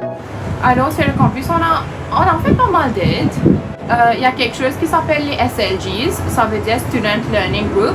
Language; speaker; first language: French; non-native, local second language; Morisyen